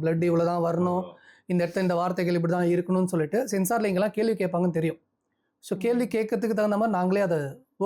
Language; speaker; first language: Tamil; native; Tamil